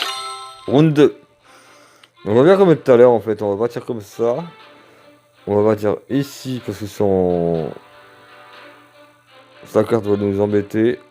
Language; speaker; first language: French; native; French